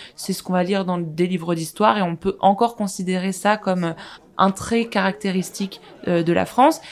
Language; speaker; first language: French; native; French